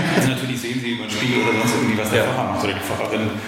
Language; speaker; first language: German; native; German